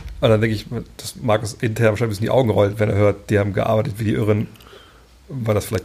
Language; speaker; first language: German; native; German